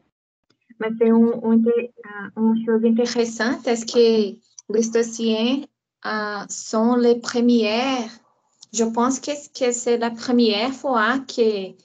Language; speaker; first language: French; non-native, learner; Portuguese